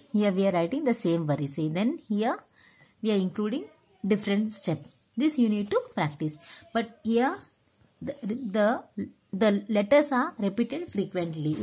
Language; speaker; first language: English; non-native, local second language; Tamil